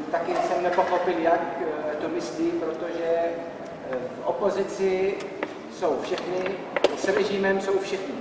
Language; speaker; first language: Czech; non-native, fluent; Arabic